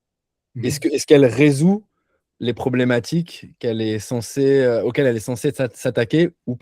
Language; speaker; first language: French; native; French